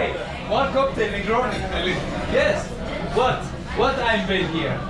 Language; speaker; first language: English; non-native, learner; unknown